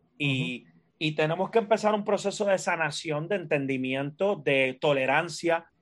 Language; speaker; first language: Spanish; native; Spanish